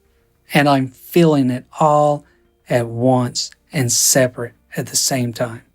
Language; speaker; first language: English; native; English